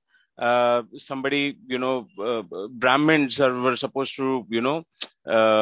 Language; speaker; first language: English; non-native, local second language; Marathi